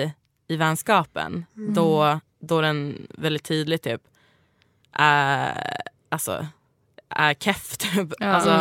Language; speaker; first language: Swedish; native; Swedish